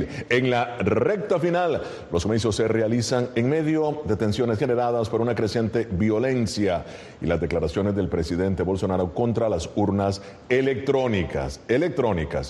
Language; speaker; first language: Spanish; native; Spanish